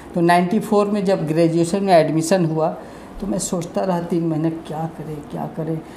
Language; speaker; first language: Hindi; native; Hindi